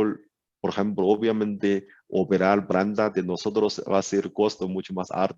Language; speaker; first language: Spanish; non-native, learner; Chinese